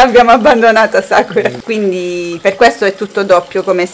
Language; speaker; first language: Italian; native; Italian